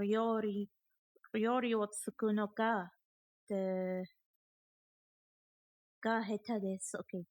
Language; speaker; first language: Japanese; non-native, learner; English